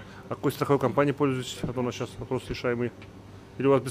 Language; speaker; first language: Russian; native; Russian